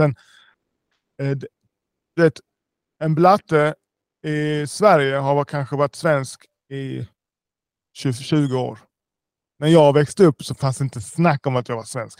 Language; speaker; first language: Swedish; early bilingual, other home language; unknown